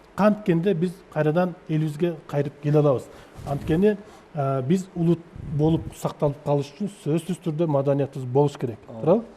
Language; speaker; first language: Kyrgyz; native; Kyrgyz